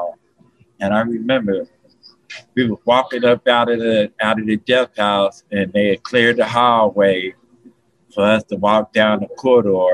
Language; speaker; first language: English; native; English